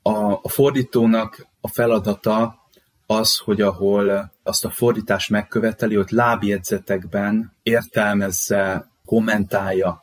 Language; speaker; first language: Hungarian; native; Hungarian